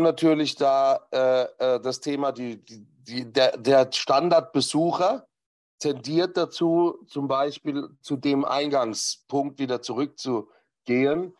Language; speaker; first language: German; native; German